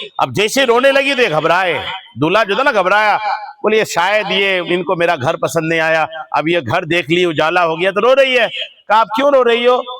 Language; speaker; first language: Urdu; native; Urdu